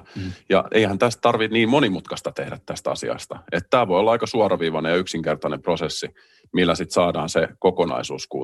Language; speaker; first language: Finnish; native; Finnish